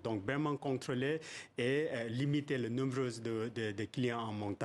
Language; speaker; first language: French; non-native, fluent; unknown